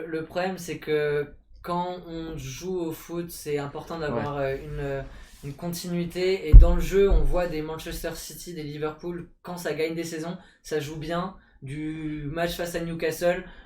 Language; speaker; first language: French; native; French